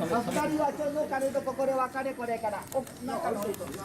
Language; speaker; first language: Japanese; non-native, fluent; Chinese